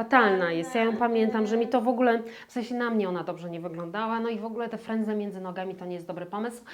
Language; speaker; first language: Polish; native; Polish